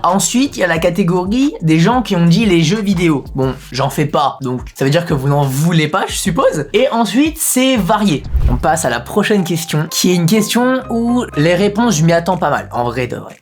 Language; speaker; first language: French; native; French